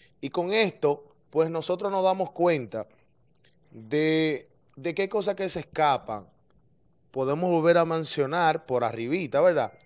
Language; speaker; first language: Spanish; native; Spanish